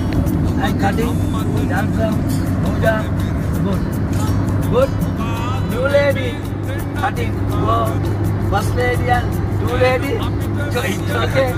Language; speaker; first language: English; non-native, learner; Sinhala